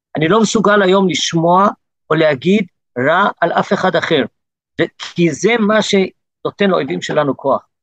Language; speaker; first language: Hebrew; early bilingual, other home language; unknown